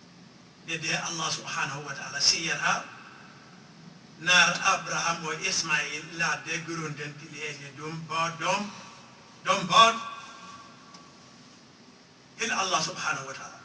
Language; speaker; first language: Swedish; non-native, fluent; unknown